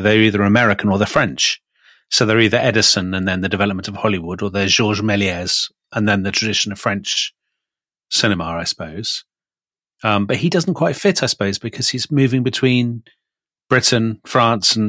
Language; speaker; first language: English; native; English